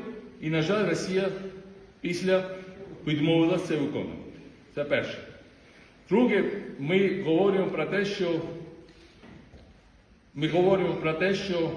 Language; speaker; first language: Ukrainian; non-native, fluent; Georgian